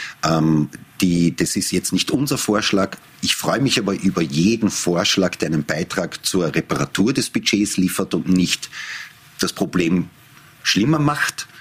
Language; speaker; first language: German; native; German